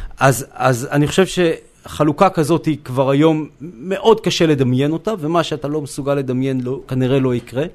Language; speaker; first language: Hebrew; native; Hebrew